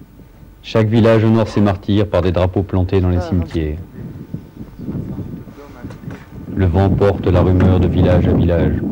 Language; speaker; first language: French; native; French